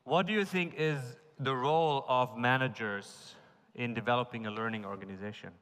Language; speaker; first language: English; non-native, fluent; German